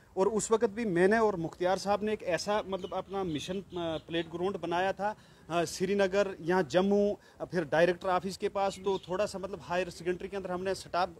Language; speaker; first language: Hindi; non-native, local second language; Kashmiri